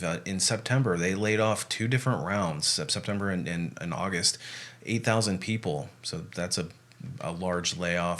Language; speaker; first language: English; native; English